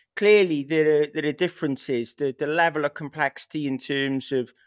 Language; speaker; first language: English; native; English